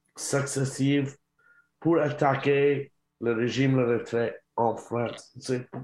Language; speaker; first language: French; non-native, learner; English